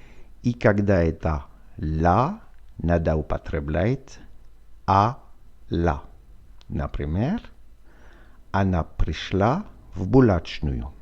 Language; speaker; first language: Russian; non-native, fluent; French